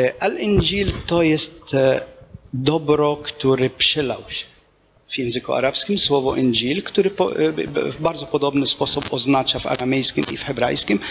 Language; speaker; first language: Polish; non-native, fluent; Arabic